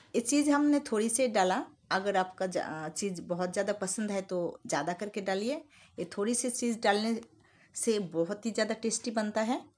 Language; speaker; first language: Hindi; non-native, local second language; Bangla